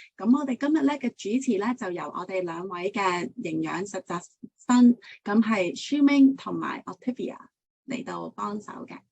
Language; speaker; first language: Cantonese; early bilingual, heritage; Cantonese